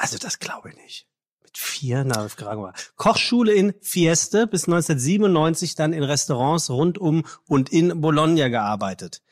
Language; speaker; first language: German; native; German